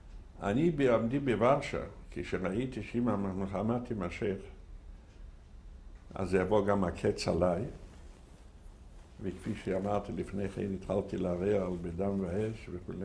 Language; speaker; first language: Hebrew; non-native, fluent; Yiddish